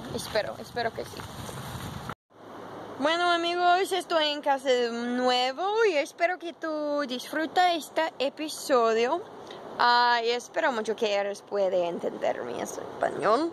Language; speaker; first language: Spanish; non-native, learner; English